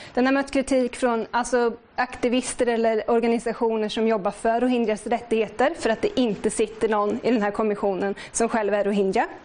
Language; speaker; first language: Swedish; native; Swedish